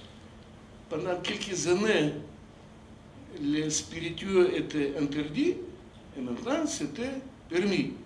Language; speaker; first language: French; non-native, fluent; Russian